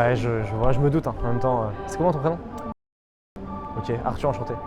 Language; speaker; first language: French; native; French